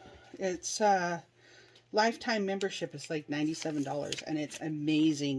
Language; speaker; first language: English; native; English